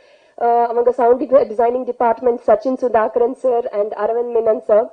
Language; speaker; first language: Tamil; non-native, learner; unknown